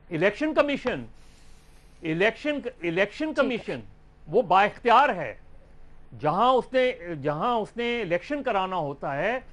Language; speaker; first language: Urdu; native; Urdu